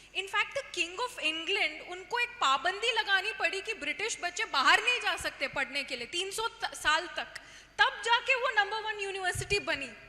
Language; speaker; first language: Hindi; non-native, local second language; Kannada